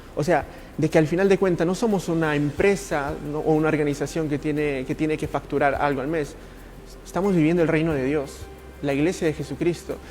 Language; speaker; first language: Spanish; early bilingual, heritage; Spanish